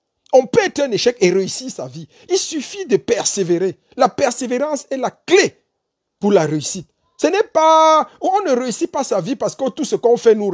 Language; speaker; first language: French; native; French